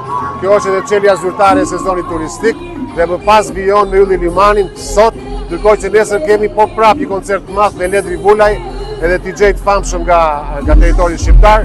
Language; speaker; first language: Albanian; native; Albanian